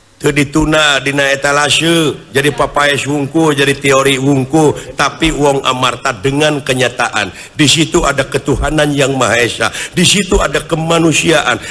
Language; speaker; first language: Malay; non-native, local second language; Sundanese